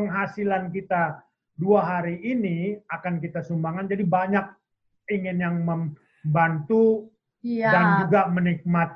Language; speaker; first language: Indonesian; native; Indonesian